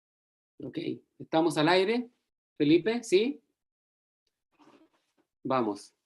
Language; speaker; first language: Spanish; native; Spanish